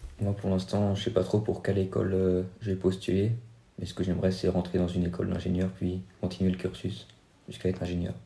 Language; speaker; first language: French; native; French